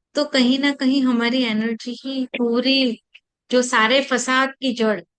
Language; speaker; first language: Hindi; non-native, local second language; Gujarati